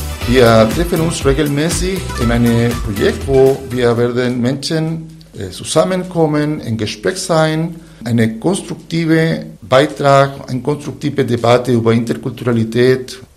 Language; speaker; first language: German; non-native, fluent; Spanish